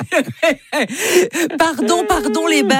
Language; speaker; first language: French; native; French